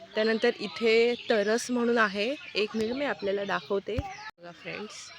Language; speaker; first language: Marathi; non-native, local second language; Hindi